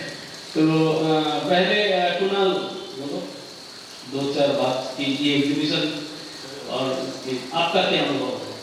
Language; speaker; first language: Hindi; non-native, local second language; Bangla